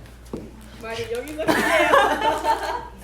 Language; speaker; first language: Korean; non-native, learner; English